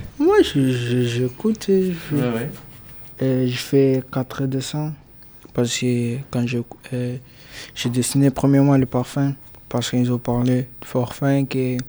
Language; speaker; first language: French; non-native, learner; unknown